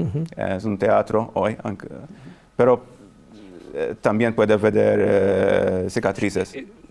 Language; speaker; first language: Spanish; non-native, fluent; Maltese